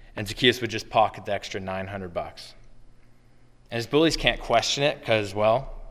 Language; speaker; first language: English; native; English